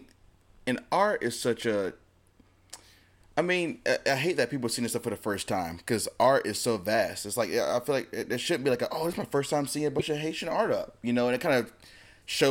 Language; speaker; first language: English; native; English